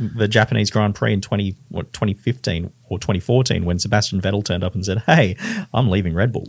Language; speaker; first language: English; native; English